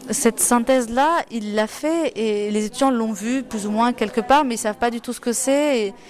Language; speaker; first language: French; non-native, fluent; Portuguese